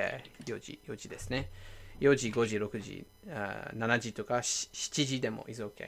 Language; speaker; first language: Japanese; non-native, fluent; English